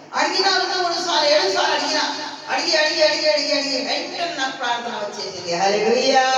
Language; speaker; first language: Telugu; non-native, learner; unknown